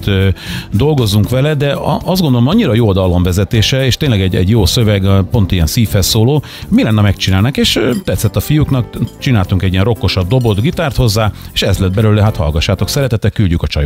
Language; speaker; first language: Hungarian; native; Hungarian